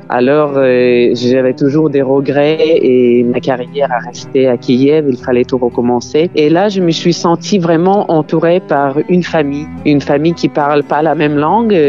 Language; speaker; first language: French; non-native, fluent; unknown